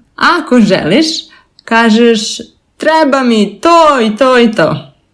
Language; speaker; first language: Serbian; native; Serbian